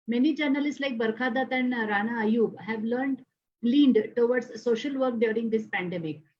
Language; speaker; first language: English; non-native, local second language; Marathi